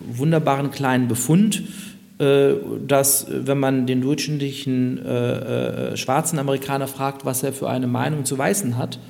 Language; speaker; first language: German; native; German